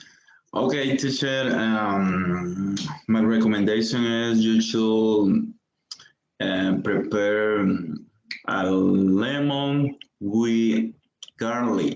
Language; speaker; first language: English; non-native, learner; Spanish